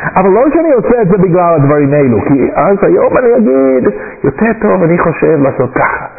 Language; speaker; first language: Hebrew; non-native, fluent; English